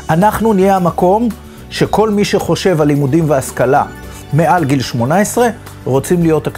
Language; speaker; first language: Hebrew; native; Hebrew